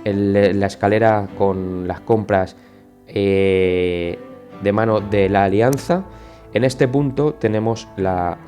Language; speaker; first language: Spanish; native; Spanish